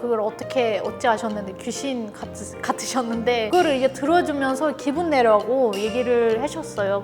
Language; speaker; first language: Korean; non-native, fluent; Turkish